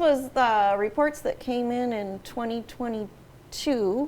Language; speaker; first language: English; native; English